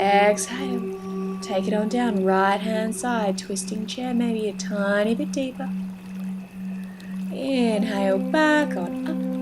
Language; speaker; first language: English; native; English